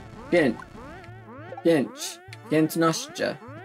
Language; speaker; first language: Polish; non-native, learner; English